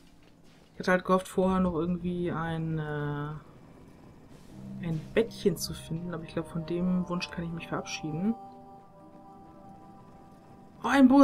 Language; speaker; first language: German; native; German